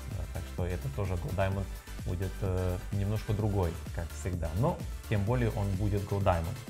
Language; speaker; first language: Russian; non-native, learner; Lithuanian